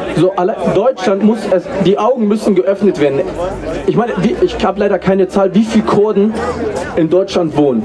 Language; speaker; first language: German; early bilingual, other home language; Kurdish